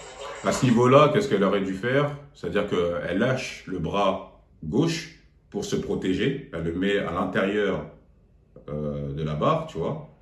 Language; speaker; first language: French; native; French